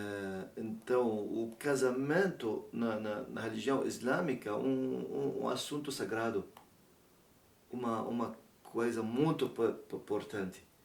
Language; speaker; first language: Portuguese; non-native, learner; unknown